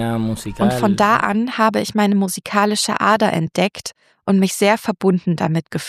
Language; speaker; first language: German; native; German